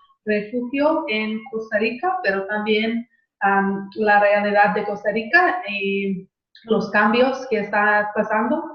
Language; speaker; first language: Spanish; non-native, fluent; English